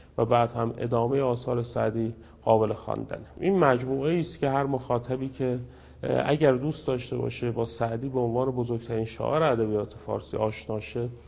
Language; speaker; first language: Persian; native; Persian